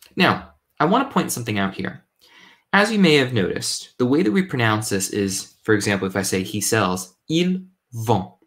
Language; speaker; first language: English; native; English